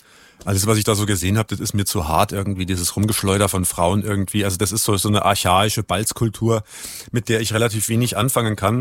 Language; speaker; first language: German; native; German